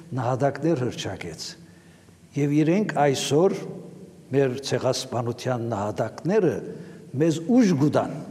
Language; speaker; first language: Armenian; native; Armenian